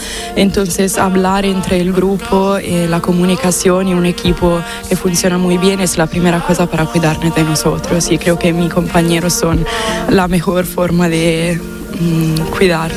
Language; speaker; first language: Spanish; non-native, fluent; Italian